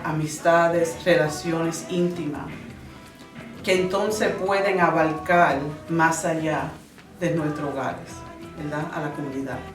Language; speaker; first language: Spanish; early bilingual, other home language; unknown